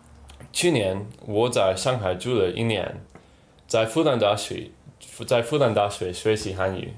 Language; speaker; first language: Chinese; non-native, learner; English